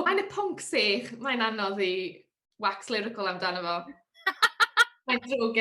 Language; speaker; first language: Welsh; non-native, learner; English